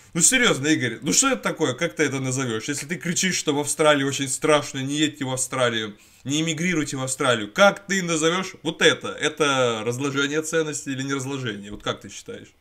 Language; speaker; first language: Russian; native; Russian